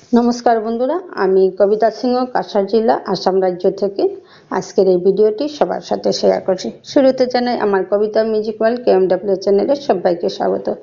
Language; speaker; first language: Bangla; non-native, local second language; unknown